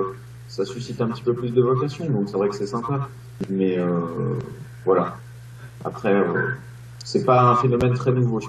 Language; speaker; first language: French; native; French